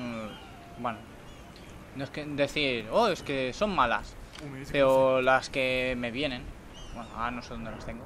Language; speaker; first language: Spanish; native; Spanish